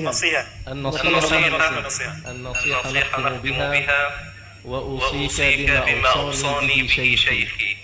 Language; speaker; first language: Arabic; non-native, fluent; Indonesian